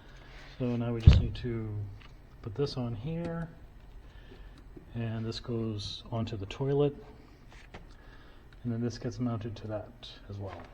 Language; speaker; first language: English; native; English